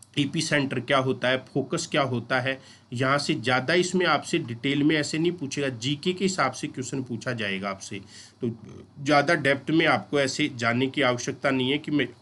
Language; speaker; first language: Hindi; native; Hindi